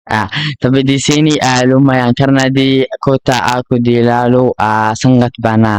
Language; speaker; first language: Indonesian; non-native, learner; Arabic